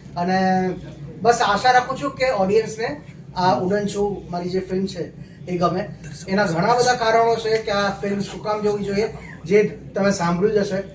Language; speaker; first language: Gujarati; native; Gujarati